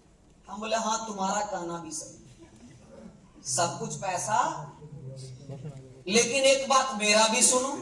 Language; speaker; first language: Hindi; native; Hindi